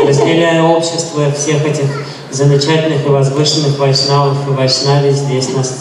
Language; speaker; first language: Russian; native; Russian